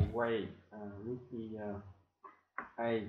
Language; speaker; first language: English; non-native, learner; Vietnamese